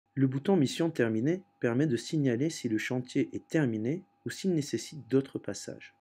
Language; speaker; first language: French; native; French